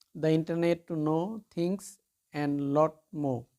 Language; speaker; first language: English; non-native, local second language; Assamese